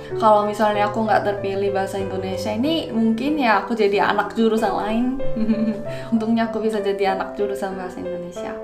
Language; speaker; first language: Indonesian; non-native, fluent; Korean